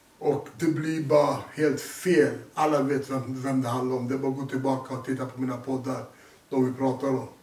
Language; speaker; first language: Swedish; early bilingual, other home language; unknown